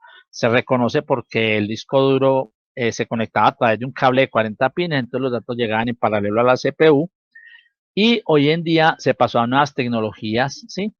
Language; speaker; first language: Spanish; native; Spanish